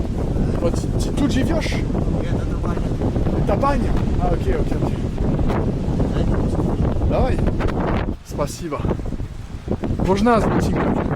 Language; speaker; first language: Russian; non-native, learner; French